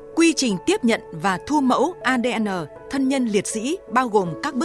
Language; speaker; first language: Vietnamese; native; Vietnamese